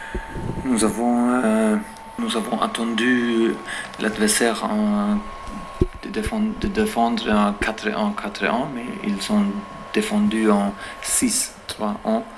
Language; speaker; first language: French; non-native, fluent; German